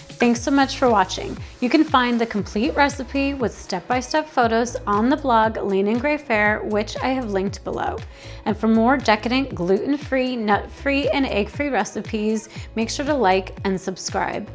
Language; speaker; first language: English; native; English